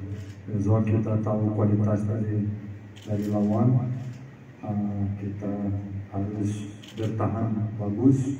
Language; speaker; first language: Indonesian; non-native, fluent; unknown